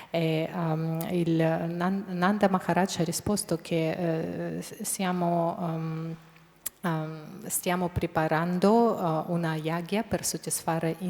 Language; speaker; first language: Italian; non-native, fluent; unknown